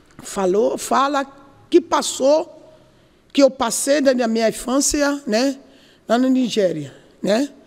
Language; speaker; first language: Portuguese; non-native, learner; Yoruba